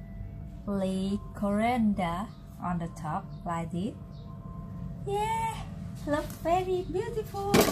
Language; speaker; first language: English; non-native, learner; Vietnamese